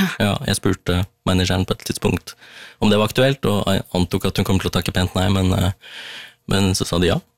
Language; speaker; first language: Norwegian; early bilingual, other home language; Tamil